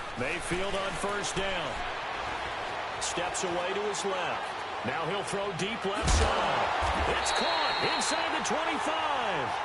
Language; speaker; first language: English; native; English